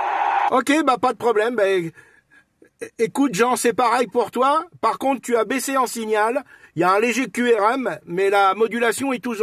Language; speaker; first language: French; native; French